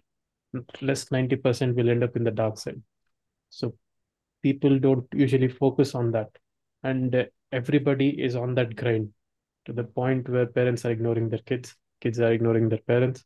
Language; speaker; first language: English; non-native, local second language; Kannada